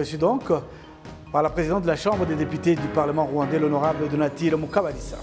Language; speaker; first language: French; non-native, local second language; Kinyarwanda